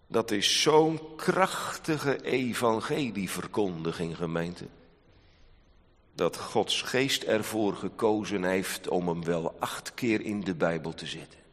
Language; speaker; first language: Dutch; native; Dutch